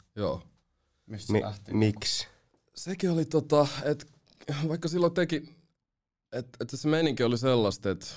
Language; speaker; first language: Finnish; early bilingual, other home language; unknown